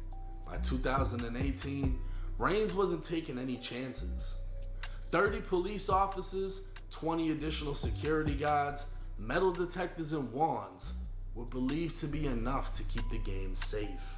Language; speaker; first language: English; native; English